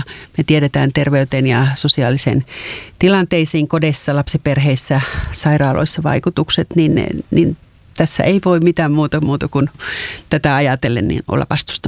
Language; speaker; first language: Finnish; native; Finnish